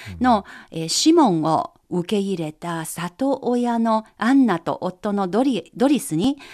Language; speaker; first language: Japanese; non-native, fluent; Chinese